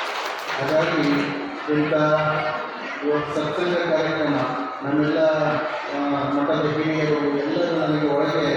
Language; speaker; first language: Kannada; native; Kannada